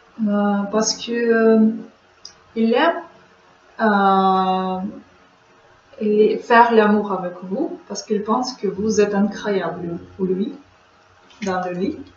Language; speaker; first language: French; non-native, learner; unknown